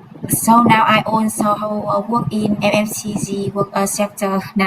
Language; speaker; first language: English; non-native, learner; Vietnamese